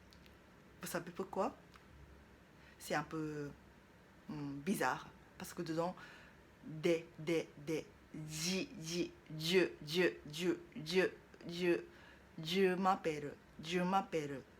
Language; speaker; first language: French; non-native, learner; Japanese